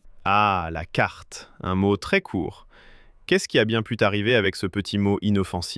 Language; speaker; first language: French; native; French